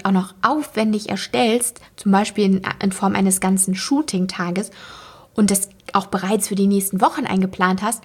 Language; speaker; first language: German; native; German